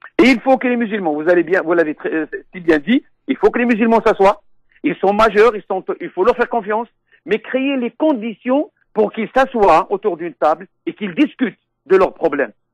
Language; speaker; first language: French; non-native, local second language; Arabic